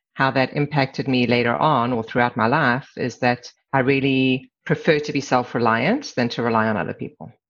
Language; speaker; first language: English; native; English